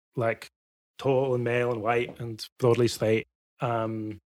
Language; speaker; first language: English; native; English